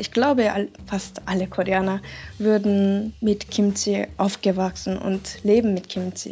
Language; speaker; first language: German; non-native, learner; Korean